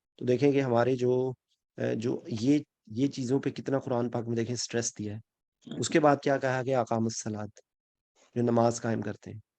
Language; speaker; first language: Urdu; native; Urdu